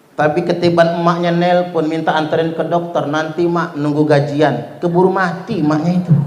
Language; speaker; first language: Indonesian; non-native, local second language; Malay